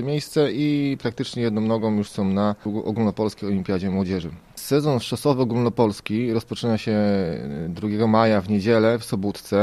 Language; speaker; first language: Polish; native; Polish